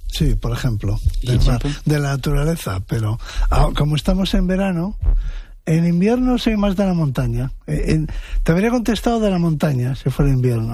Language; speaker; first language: Spanish; native; Spanish